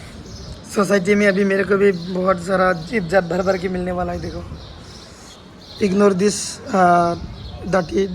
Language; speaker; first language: Hindi; non-native, local second language; Bangla